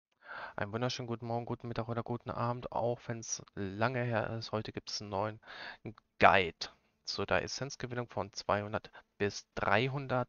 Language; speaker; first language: German; native; German